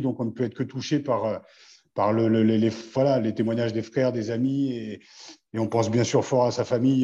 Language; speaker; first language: French; native; French